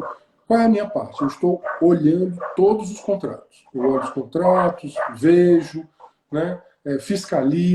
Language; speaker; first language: Portuguese; native; Portuguese